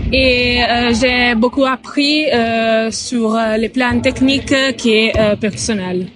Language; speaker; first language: French; non-native, learner; Italian